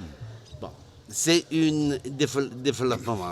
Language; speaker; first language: French; non-native, learner; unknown